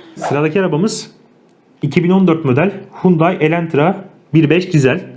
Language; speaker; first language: Turkish; native; Turkish